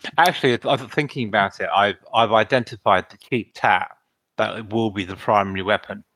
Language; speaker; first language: English; native; English